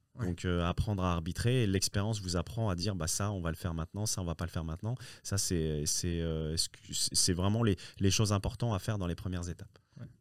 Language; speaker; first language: French; early bilingual, other home language; Riffian